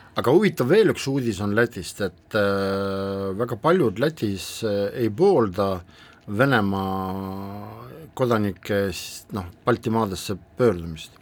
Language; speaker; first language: Estonian; non-native, local second language; Russian